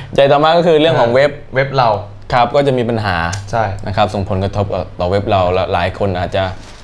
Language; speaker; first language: Thai; native; Thai